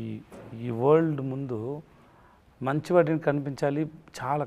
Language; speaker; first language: Telugu; non-native, learner; Tamil